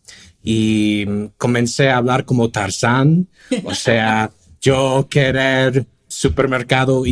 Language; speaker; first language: Spanish; non-native, fluent; English